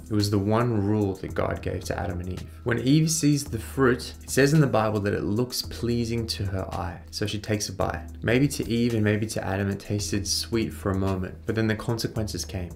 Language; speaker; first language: English; native; English